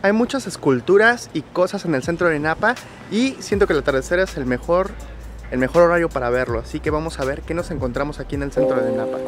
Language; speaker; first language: Spanish; native; Spanish